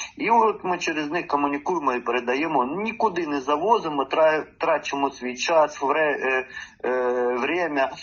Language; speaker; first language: Ukrainian; native; Ukrainian